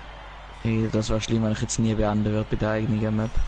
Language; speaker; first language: German; native; German